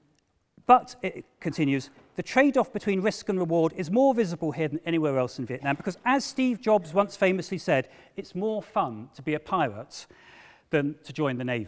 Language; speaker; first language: English; native; English